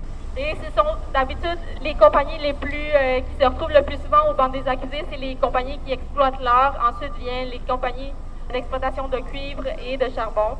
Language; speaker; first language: French; native; French